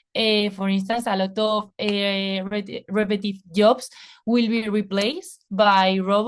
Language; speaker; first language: English; non-native, fluent; Spanish